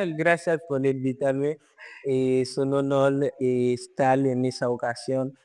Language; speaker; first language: Spanish; non-native, fluent; Haitian Creole